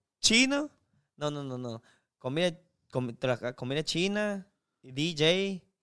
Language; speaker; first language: Spanish; non-native, learner; Chinese